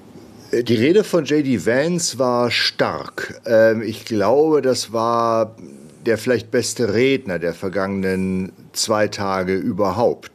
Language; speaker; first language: German; native; German